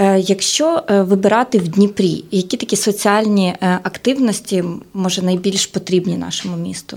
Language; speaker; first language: Ukrainian; native; Ukrainian